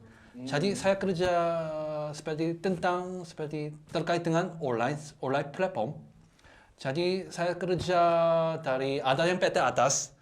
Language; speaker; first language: Indonesian; non-native, learner; Korean